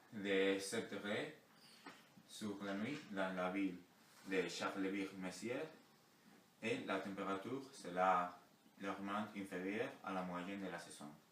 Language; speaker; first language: French; non-native, learner; Spanish